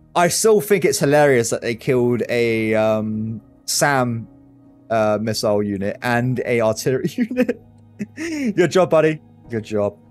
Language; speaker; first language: English; native; English